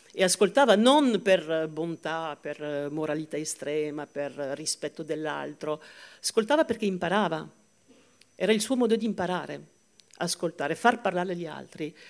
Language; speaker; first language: Italian; non-native, fluent; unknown